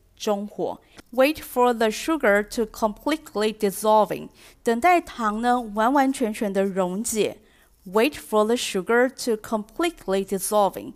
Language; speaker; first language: English; non-native, fluent; Chinese